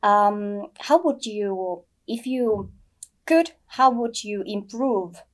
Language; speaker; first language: English; non-native, fluent; Finnish